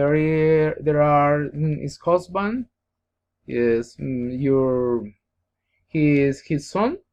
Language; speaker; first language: English; non-native, learner; Spanish